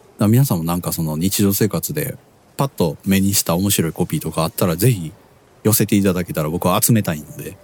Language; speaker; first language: Japanese; native; Japanese